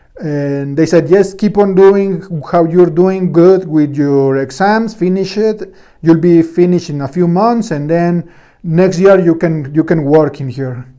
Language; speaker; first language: English; non-native, fluent; Spanish